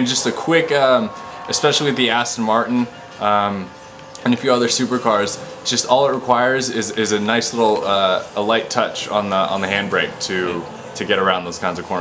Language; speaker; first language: English; native; English